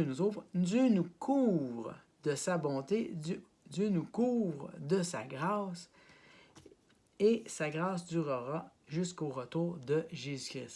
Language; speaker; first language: French; native; French